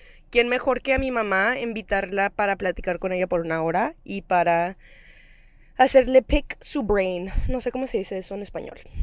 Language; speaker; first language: Spanish; early bilingual, heritage; Spanish